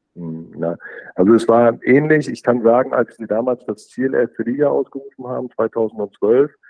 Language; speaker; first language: German; native; German